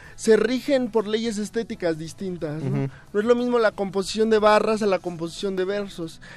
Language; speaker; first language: Spanish; native; Spanish